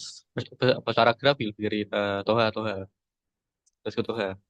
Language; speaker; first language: English; non-native, learner; Indonesian